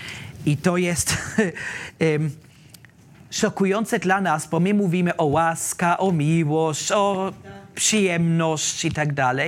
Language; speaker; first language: Polish; non-native, learner; German